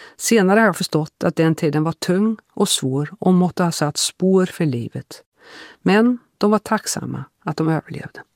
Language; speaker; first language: Swedish; early bilingual, heritage; Swedish